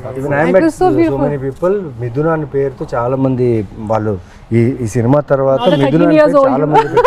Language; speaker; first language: Telugu; native; Telugu